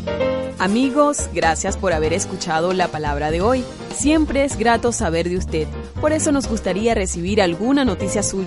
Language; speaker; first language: Spanish; native; Spanish